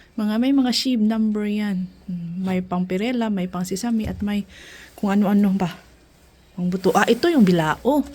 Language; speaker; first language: Filipino; non-native, local second language; Cebuano